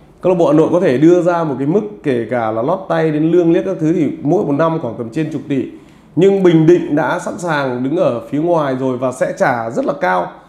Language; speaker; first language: Vietnamese; native; Vietnamese